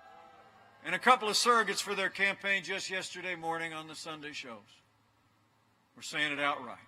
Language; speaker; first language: English; native; English